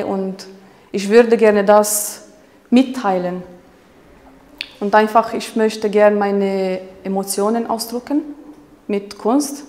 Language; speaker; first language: German; non-native, fluent; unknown